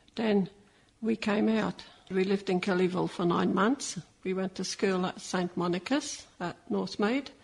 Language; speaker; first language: English; early bilingual, other home language; Maltese